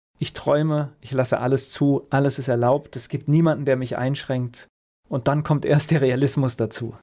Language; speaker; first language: German; native; German